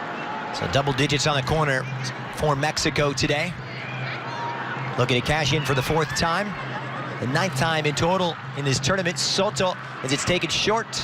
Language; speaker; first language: English; native; English